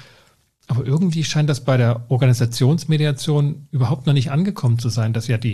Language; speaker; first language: German; native; German